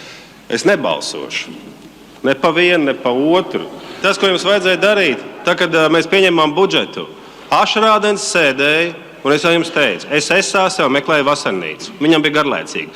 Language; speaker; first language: Latvian; native; Latvian